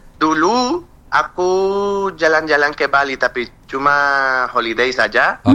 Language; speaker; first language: Indonesian; non-native, fluent; Spanish